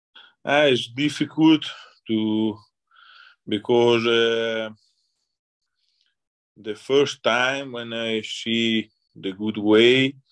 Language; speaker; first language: English; non-native, learner; Italian